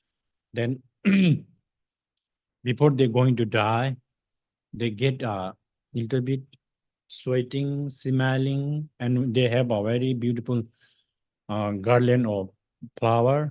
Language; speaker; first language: English; non-native, fluent; Tibetan